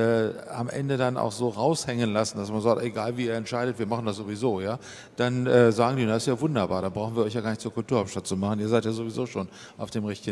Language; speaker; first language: German; native; German